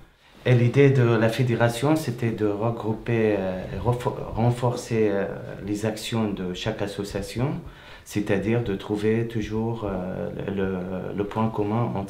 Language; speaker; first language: French; non-native, fluent; Arabic